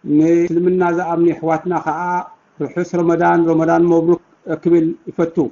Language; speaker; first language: Tigrinya; native; Tigrinya